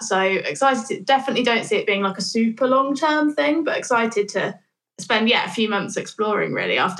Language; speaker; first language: English; native; English